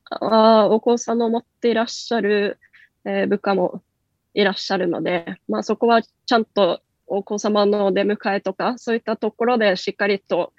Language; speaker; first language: Japanese; non-native, fluent; Norwegian